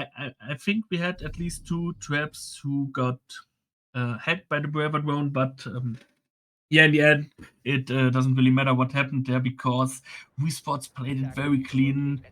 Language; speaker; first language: English; non-native, fluent; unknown